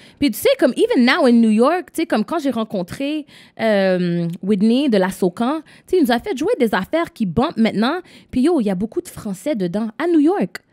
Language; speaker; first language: French; non-native, local second language; English